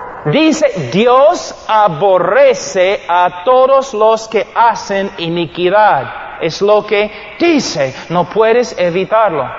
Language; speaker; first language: Spanish; non-native, fluent; English